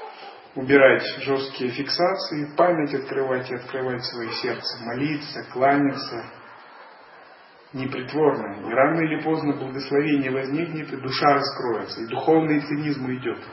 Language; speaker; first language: Russian; native; Russian